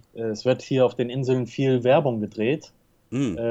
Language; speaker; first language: German; early bilingual, heritage; Spanish